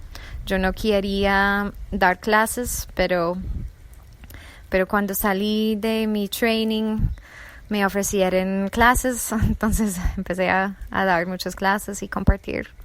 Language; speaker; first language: Spanish; non-native, fluent; English